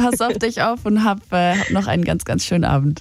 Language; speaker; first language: German; native; German